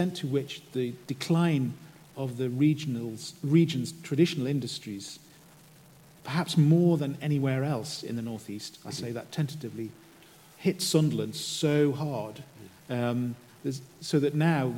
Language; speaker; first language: English; native; English